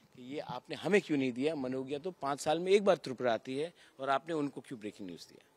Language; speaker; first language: Hindi; non-native, local second language; Kok Borok